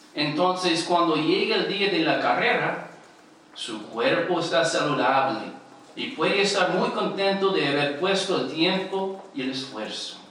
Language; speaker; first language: Spanish; non-native, learner; English